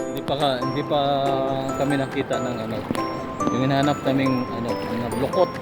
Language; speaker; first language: Filipino; non-native, local second language; Cebuano